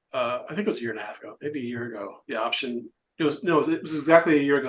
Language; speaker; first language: English; native; English